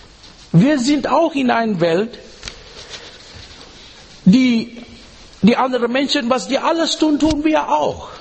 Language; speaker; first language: German; non-native, learner; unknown